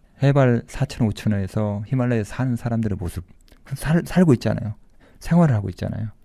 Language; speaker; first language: Korean; native; Korean